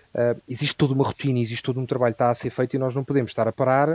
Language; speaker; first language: Portuguese; native; Portuguese